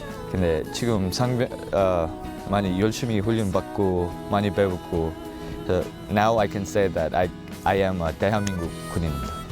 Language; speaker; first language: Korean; non-native, learner; English